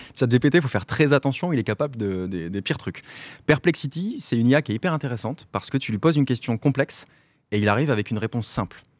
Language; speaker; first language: French; native; French